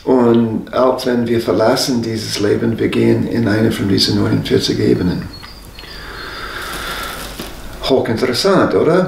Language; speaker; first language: German; non-native, fluent; English